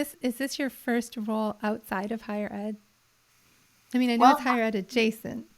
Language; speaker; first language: English; native; English